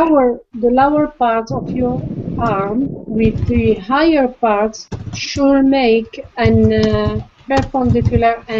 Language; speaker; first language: English; non-native, learner; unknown